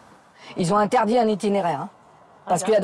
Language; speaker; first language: French; native; French